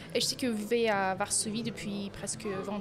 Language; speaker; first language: French; non-native, fluent; Polish